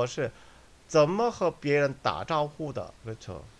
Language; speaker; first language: Chinese; non-native, fluent; Korean